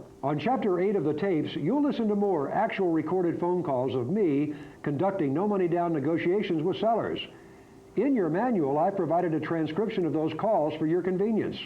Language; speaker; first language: English; native; English